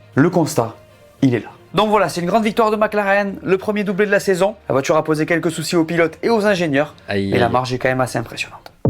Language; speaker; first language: French; native; French